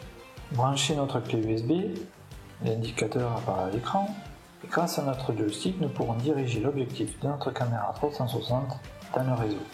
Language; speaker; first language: French; native; French